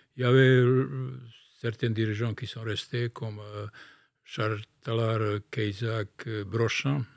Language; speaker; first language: French; non-native, fluent; Bosnian